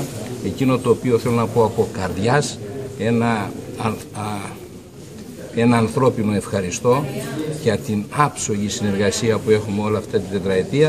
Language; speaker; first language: Greek; native; Greek